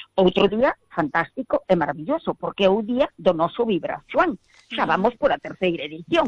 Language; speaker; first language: Galician; native; Galician